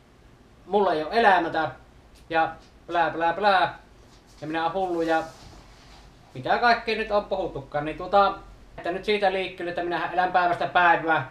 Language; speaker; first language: Finnish; native; Finnish